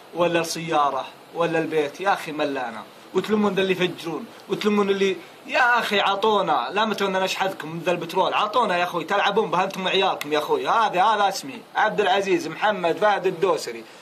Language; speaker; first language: Arabic; native; Arabic